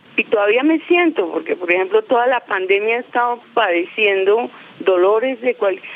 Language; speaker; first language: Spanish; native; Spanish